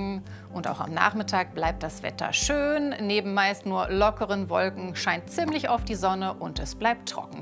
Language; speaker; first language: German; native; German